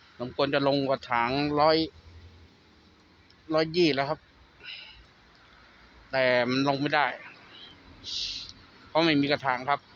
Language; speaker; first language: Thai; native; Thai